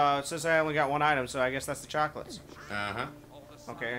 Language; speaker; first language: English; native; English